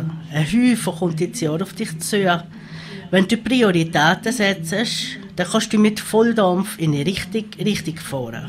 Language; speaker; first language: German; native; German